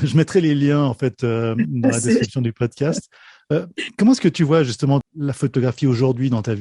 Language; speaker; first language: French; native; French